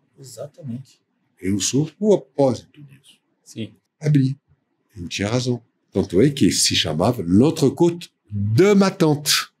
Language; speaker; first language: Portuguese; non-native, fluent; French